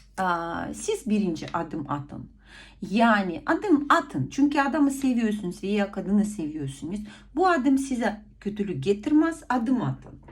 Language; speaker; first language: Turkish; non-native, fluent; Ukrainian